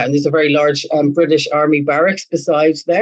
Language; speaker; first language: English; native; English